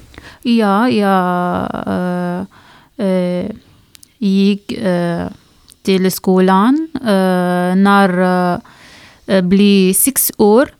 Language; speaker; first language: Swedish; non-native, learner; Arabic